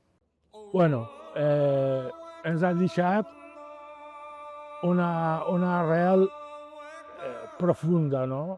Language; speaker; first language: Catalan; non-native, local second language; Spanish